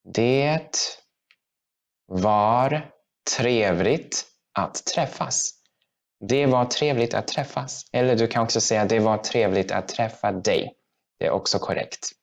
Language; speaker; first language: Swedish; non-native, fluent; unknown